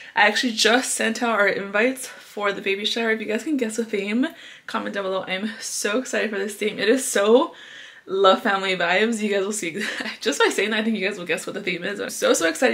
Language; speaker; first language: English; early bilingual, other home language; Spanish